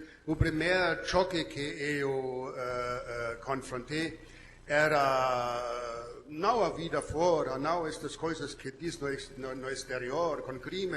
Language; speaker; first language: Portuguese; non-native, learner; German